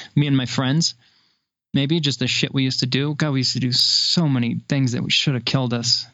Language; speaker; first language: English; native; English